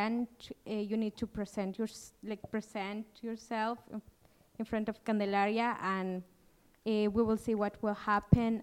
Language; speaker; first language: English; non-native, fluent; Kaqchikel